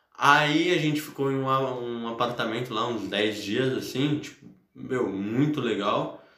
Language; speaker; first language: Portuguese; native; Portuguese